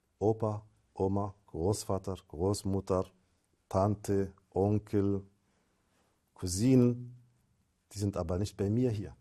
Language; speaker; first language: German; non-native, fluent; Arabic